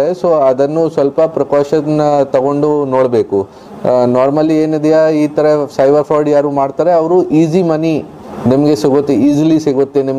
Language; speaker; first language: Kannada; non-native, local second language; Hindi